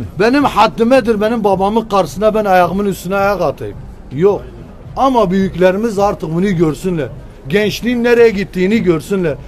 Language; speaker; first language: Turkish; non-native, local second language; Kurdish